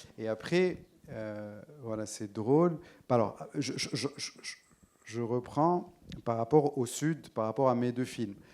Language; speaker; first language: French; non-native, local second language; Arabic